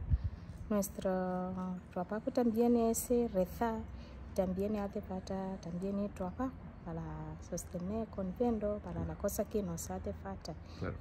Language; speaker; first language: Spanish; non-native, learner; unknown